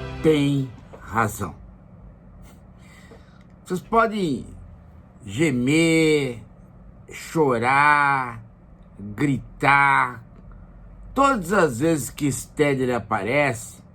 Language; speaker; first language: Portuguese; native; Portuguese